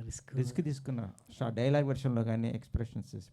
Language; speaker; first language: Telugu; native; Telugu